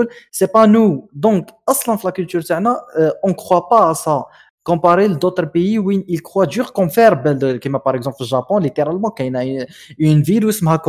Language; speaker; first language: French; non-native, local second language; Arabic